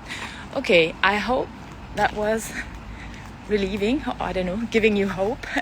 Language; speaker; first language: English; non-native, fluent; French